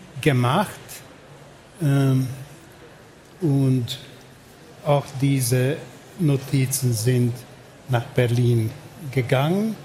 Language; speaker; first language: German; non-native, fluent; Hungarian